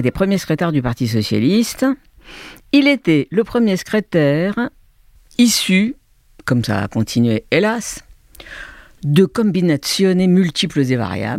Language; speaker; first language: French; native; French